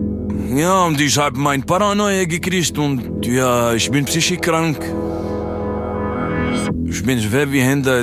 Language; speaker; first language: German; non-native, learner; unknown